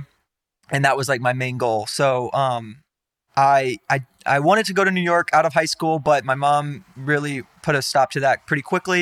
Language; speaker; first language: English; native; English